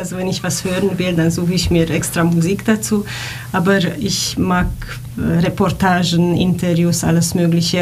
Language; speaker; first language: German; non-native, fluent; Romanian